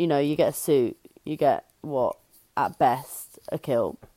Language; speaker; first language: English; native; English